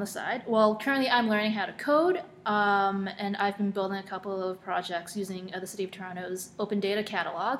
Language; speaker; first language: English; non-native, local second language; Cantonese